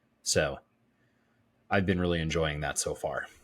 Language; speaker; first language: English; native; English